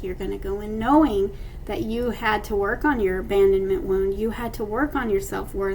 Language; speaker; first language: English; native; English